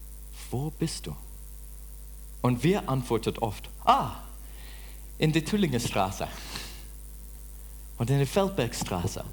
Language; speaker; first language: German; non-native, fluent; English